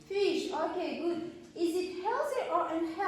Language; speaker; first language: English; non-native, learner; Kazakh